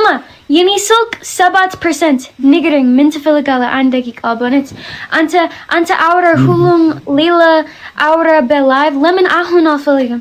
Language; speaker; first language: Amharic; early bilingual, heritage; Amharic